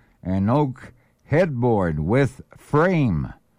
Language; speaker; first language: English; early bilingual, other home language; Spanish